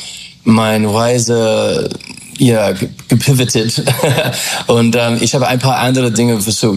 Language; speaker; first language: German; non-native, fluent; English